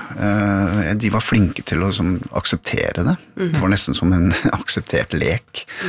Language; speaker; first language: Norwegian; native; Norwegian